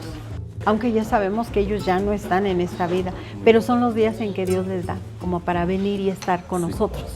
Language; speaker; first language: Spanish; native; Spanish